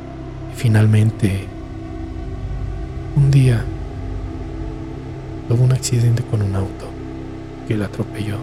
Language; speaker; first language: Spanish; native; Spanish